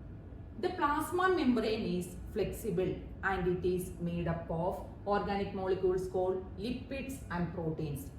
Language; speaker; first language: English; non-native, local second language; Malayalam